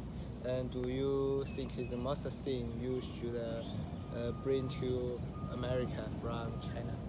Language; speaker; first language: English; non-native, learner; Chinese